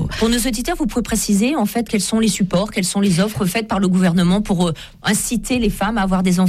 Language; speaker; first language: French; native; French